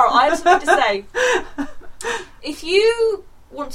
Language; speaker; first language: English; native; English